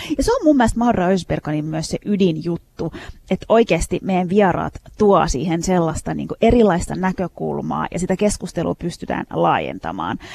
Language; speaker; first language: Finnish; early bilingual, other home language; Turkish